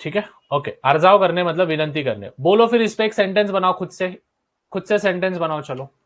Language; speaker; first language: Hindi; non-native, local second language; Marathi